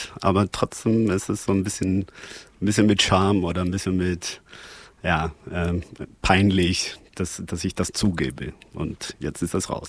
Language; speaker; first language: German; non-native, fluent; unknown